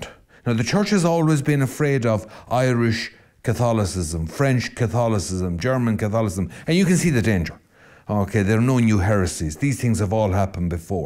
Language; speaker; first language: English; native; English